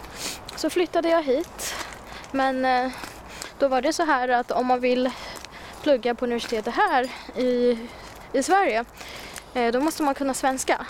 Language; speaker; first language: Swedish; non-native, fluent; Chinese